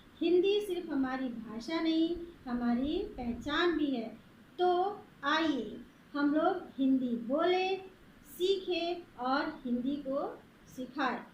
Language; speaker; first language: Hindi; native; Hindi